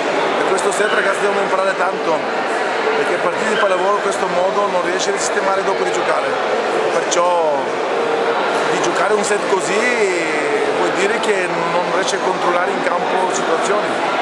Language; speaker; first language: Italian; non-native, fluent; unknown